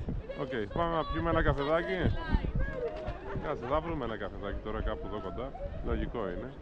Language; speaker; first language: Greek; native; Greek